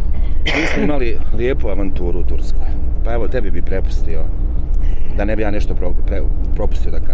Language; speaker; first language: Bosnian; native; Bosnian